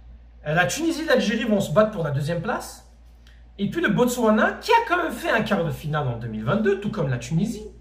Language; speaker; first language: French; native; French